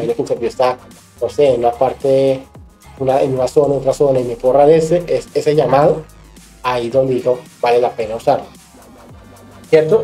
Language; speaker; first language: Spanish; native; Spanish